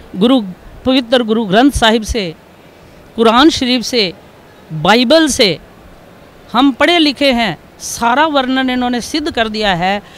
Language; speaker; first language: Hindi; native; Hindi